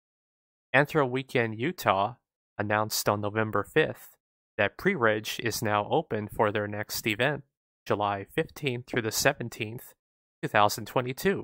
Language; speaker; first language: English; native; English